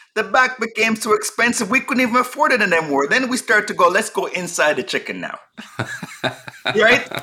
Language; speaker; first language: English; native; English